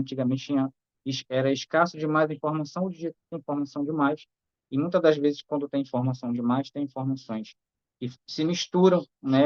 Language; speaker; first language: Portuguese; native; Portuguese